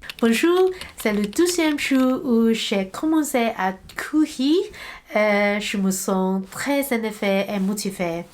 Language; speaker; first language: French; non-native, learner; Cantonese